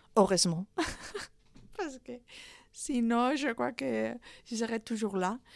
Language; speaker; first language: French; non-native, fluent; Spanish